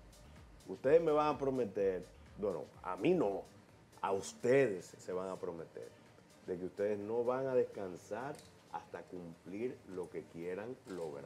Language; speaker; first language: Spanish; native; Spanish